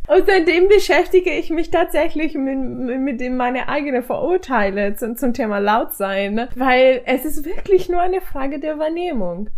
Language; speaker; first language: German; non-native, fluent; Italian